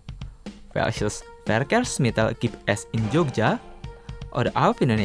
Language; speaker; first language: German; non-native, fluent; Indonesian